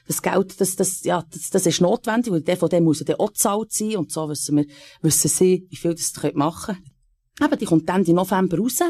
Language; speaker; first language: German; native; German